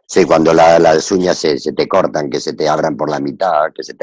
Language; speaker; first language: Spanish; native; Spanish